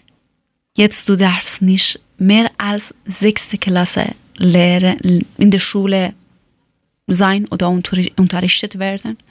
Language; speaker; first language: German; non-native, learner; Persian